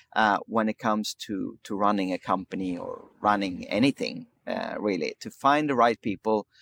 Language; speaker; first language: English; early bilingual, other home language; Swedish